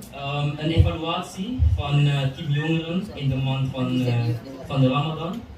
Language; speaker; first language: Dutch; early bilingual, other home language; Indonesian